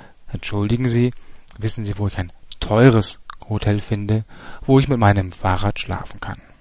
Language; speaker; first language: German; native; German